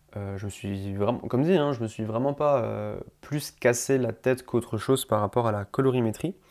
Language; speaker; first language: French; native; French